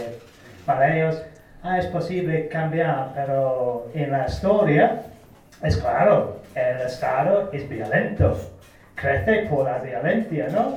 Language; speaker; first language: Spanish; non-native, learner; Turkish